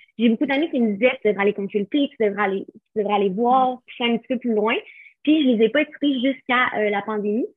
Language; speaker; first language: French; native; French